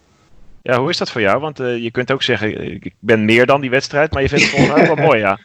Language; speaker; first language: Dutch; native; Dutch